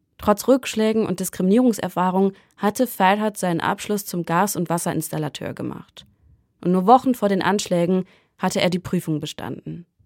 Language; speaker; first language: German; native; German